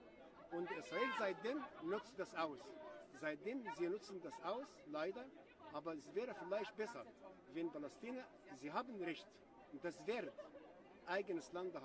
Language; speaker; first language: German; non-native, learner; Arabic